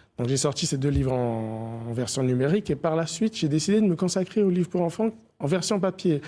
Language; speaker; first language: French; early bilingual, other home language; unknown